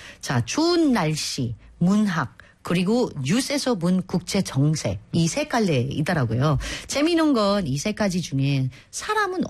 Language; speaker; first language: Korean; non-native, fluent; Filipino